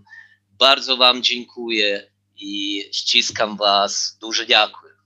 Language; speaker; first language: Polish; non-native, learner; Ukrainian